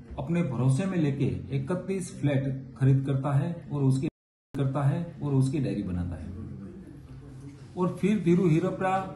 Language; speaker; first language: Hindi; non-native, local second language; Gujarati